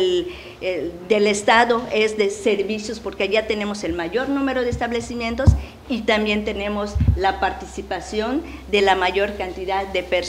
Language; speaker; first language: Spanish; native; Spanish